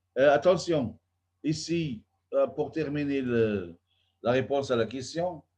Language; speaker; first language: French; non-native, local second language; Arabic